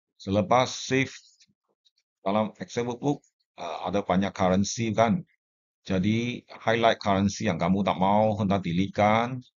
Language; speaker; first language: Malay; non-native, local second language; Chinese